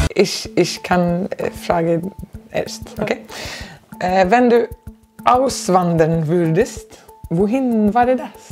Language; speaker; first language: German; non-native, learner; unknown